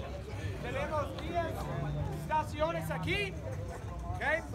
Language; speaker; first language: Spanish; non-native, learner; English